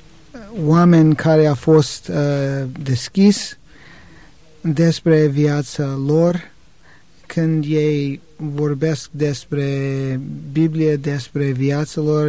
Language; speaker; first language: Romanian; non-native, learner; English